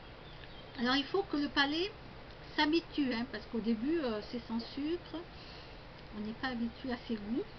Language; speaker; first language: French; native; French